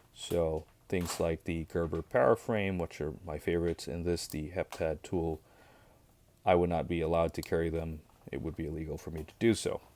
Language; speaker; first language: English; native; English